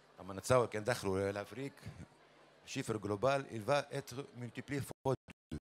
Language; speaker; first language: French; non-native, local second language; Arabic